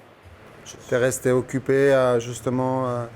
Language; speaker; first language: French; native; French